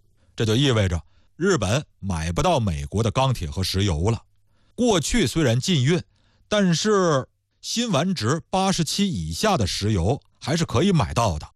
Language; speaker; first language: Chinese; native; Chinese